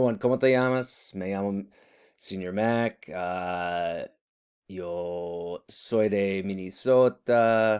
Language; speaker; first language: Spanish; non-native, fluent; English